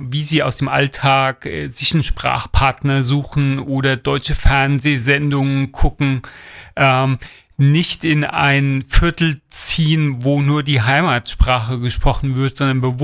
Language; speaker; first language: German; native; German